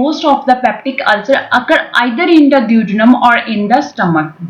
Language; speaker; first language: English; non-native, local second language; Punjabi